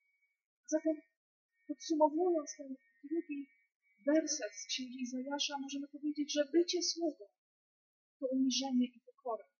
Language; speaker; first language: Polish; native; Polish